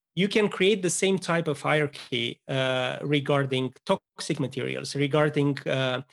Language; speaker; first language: English; non-native, fluent; Romanian